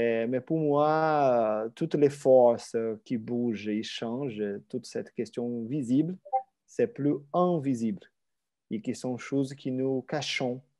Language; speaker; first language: French; non-native, fluent; Portuguese